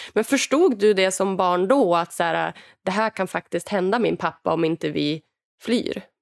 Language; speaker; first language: Swedish; native; Swedish